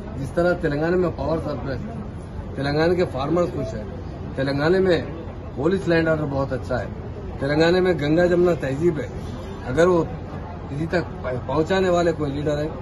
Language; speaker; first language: Hindi; non-native, local second language; Urdu